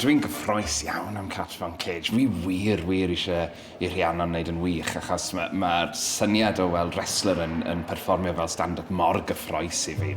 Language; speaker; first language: Welsh; native; Welsh